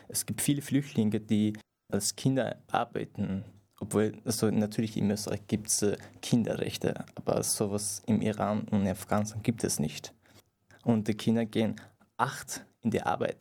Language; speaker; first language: German; non-native, fluent; Persian